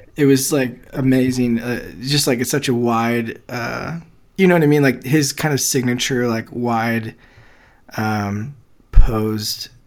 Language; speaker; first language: English; early bilingual, other home language; Polish